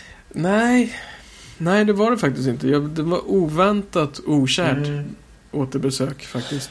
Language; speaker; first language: Swedish; native; Swedish